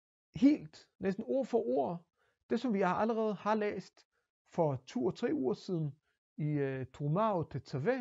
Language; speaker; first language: Danish; non-native, fluent; Hebrew